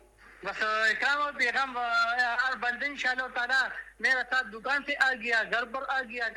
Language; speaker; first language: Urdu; non-native, local second language; Pashto